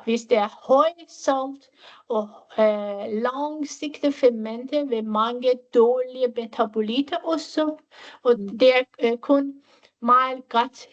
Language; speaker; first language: Danish; non-native, fluent; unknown